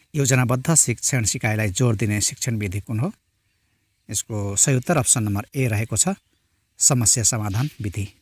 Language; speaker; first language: Nepali; non-native, local second language; Rana Tharu